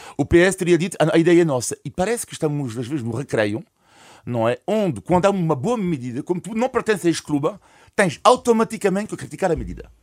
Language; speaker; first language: Portuguese; non-native, fluent; French